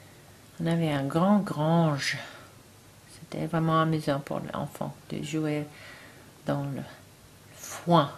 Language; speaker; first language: French; non-native, learner; English